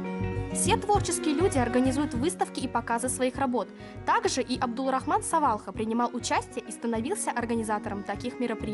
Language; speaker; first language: Russian; native; Russian